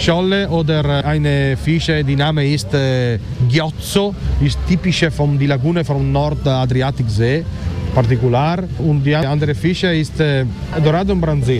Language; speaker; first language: German; non-native, learner; Italian